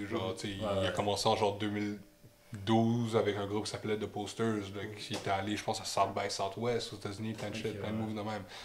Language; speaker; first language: French; native; French